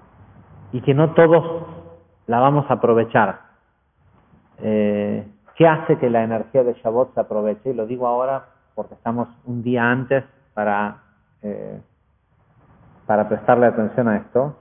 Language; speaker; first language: Spanish; native; Spanish